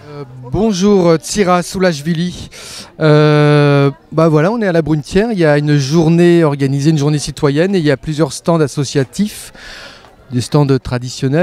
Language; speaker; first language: French; native; French